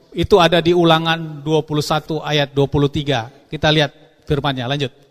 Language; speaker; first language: Indonesian; non-native, local second language; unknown